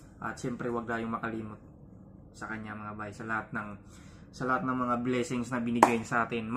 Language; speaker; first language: Filipino; non-native, local second language; Cebuano